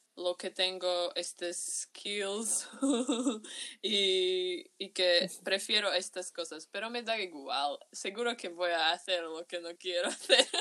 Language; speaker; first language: Spanish; non-native, fluent; Slovak